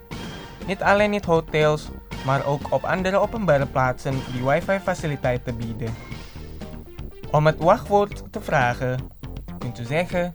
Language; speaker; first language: Dutch; non-native, fluent; Indonesian